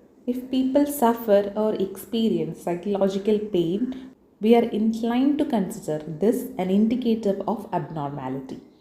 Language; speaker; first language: English; non-native, local second language; Malayalam